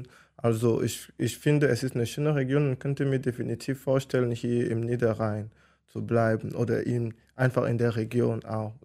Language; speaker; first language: German; non-native, fluent; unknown